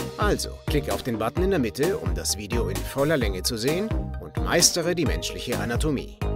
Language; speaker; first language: German; native; German